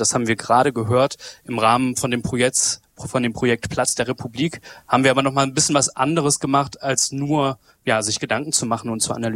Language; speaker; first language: German; native; German